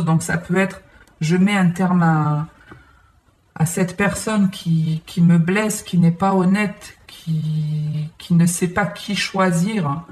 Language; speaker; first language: French; native; French